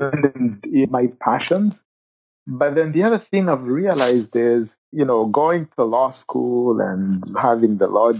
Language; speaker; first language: English; non-native, local second language; Kinyarwanda